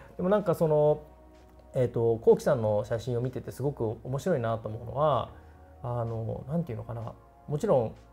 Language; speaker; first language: Japanese; native; Japanese